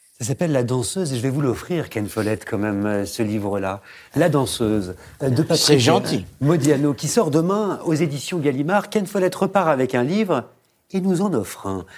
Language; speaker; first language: French; native; French